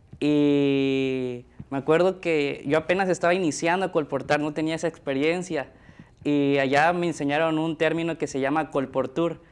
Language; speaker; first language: Spanish; native; Spanish